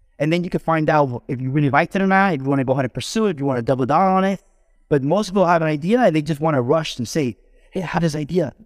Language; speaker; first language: English; early bilingual, other home language; Spanish